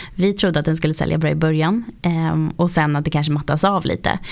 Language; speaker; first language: Swedish; native; Swedish